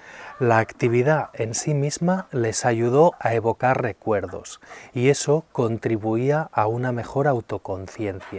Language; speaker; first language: Spanish; native; Spanish